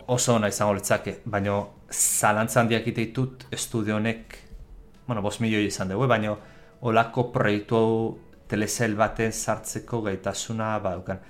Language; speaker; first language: Basque; native; Basque